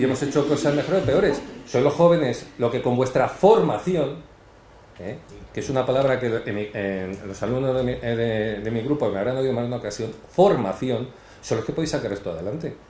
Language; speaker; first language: Spanish; native; Spanish